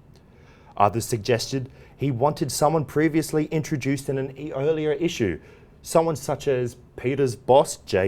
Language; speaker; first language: English; native; English